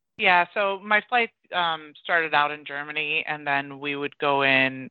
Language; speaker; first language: English; early bilingual, other home language; Persian